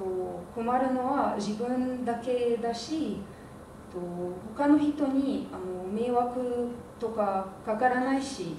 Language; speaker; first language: Japanese; non-native, fluent; Arabic